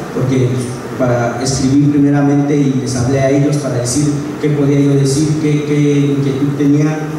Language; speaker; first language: Spanish; non-native, local second language; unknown